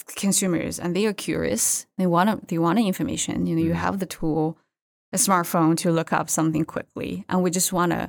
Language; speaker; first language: English; non-native, fluent; Chinese